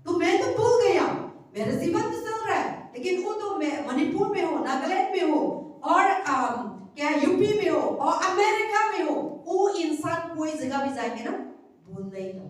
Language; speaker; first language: Hindi; non-native, local second language; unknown